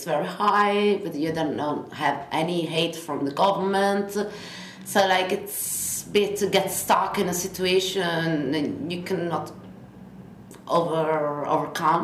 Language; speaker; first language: English; non-native, fluent; Italian